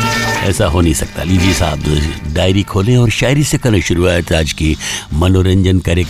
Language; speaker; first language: Hindi; native; Hindi